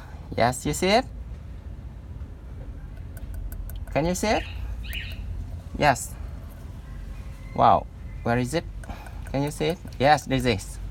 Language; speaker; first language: English; non-native, learner; Vietnamese